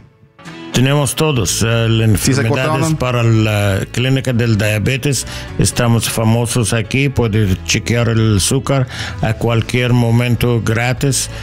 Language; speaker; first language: Spanish; non-native, learner; English